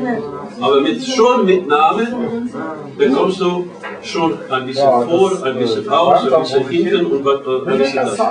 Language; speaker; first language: German; non-native, learner; Croatian